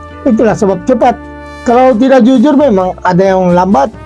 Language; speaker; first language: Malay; non-native, fluent; Filipino